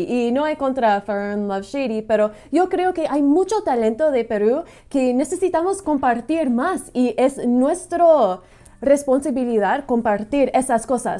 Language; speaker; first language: Spanish; non-native, fluent; English